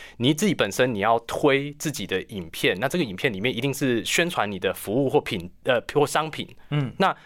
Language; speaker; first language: Chinese; native; Chinese